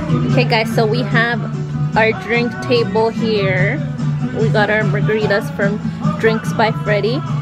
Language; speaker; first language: English; early bilingual, other home language; Spanish